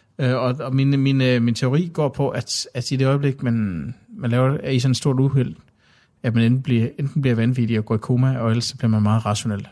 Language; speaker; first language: Danish; native; Danish